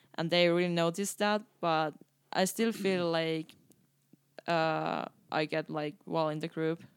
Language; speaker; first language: English; non-native, fluent; Finnish